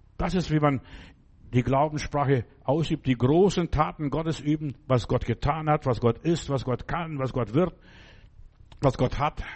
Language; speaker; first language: German; non-native, fluent; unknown